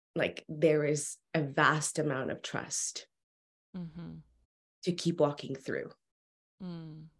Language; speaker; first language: English; early bilingual, other home language; Spanish